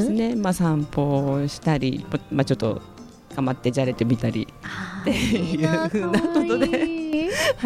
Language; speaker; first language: Japanese; native; Japanese